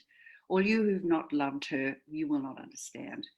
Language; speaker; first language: English; native; English